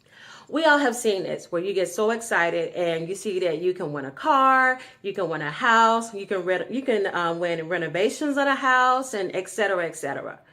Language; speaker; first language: English; native; English